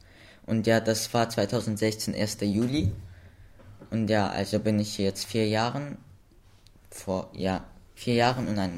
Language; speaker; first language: German; early bilingual, other home language; Russian